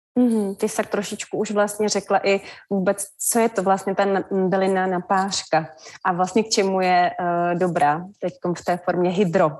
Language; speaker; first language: Czech; native; Czech